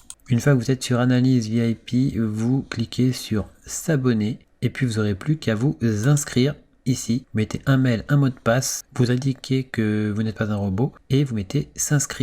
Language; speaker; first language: French; native; French